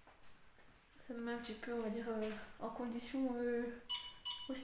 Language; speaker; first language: French; native; French